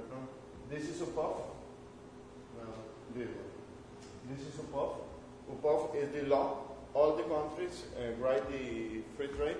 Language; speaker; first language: English; non-native, learner; Spanish